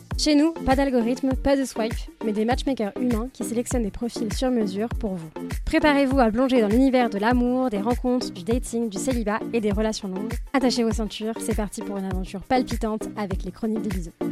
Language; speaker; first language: French; native; French